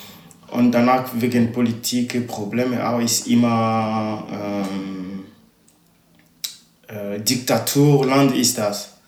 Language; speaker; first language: German; non-native, learner; Ewe